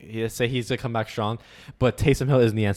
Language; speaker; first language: English; native; English